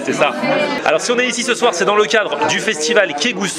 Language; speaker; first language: French; native; French